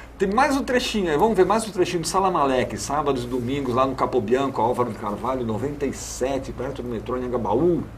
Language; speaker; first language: Portuguese; native; Portuguese